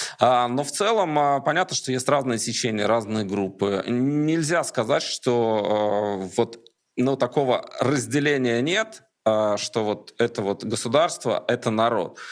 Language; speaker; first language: Russian; native; Russian